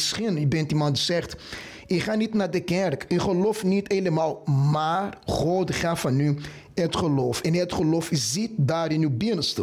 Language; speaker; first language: Dutch; non-native, fluent; Portuguese